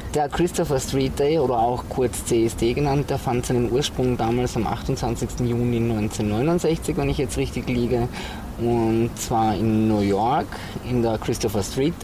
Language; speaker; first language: German; native; German